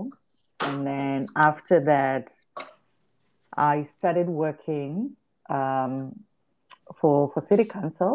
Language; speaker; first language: English; non-native, local second language; Shona